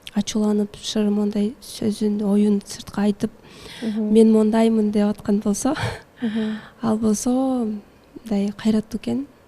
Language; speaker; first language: Kyrgyz; native; Kyrgyz